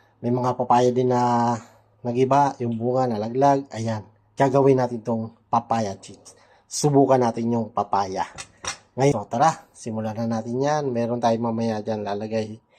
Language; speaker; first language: Filipino; non-native, local second language; Bikol